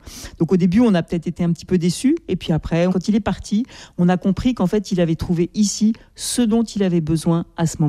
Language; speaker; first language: French; native; French